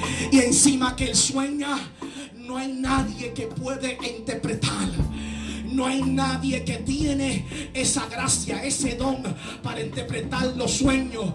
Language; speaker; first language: Spanish; early bilingual, heritage; Spanish